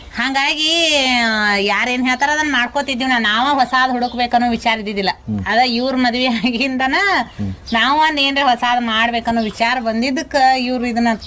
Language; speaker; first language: Kannada; native; Kannada